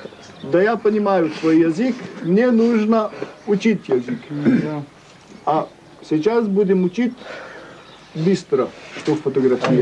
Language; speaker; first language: Russian; non-native, learner; French